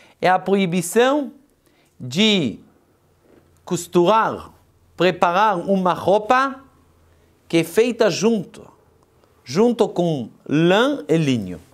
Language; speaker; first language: Portuguese; non-native, fluent; Hebrew